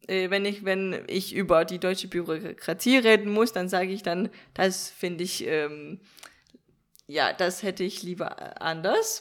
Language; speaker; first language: German; non-native, fluent; Danish